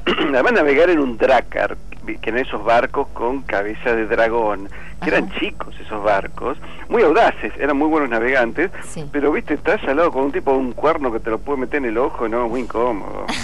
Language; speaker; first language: Spanish; native; Spanish